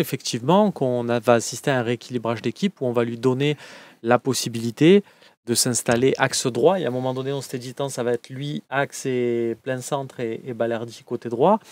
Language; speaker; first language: French; native; French